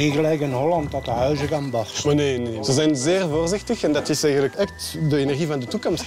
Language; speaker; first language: Dutch; non-native, local second language; French